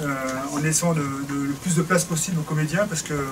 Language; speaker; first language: French; native; French